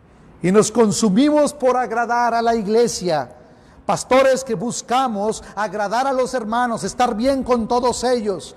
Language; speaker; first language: Spanish; native; Spanish